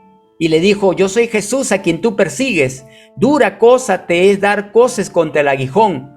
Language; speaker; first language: Spanish; native; Spanish